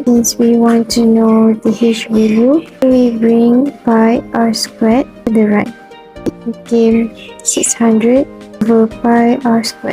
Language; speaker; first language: English; non-native, local second language; Malay